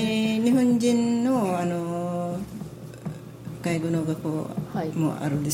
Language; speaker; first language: Japanese; non-native, learner; Filipino